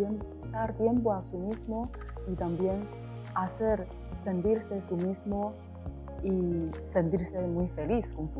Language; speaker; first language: Spanish; non-native, learner; Chinese